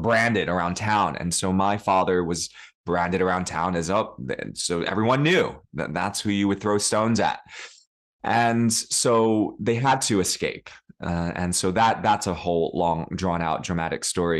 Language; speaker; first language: English; early bilingual, other home language; Cantonese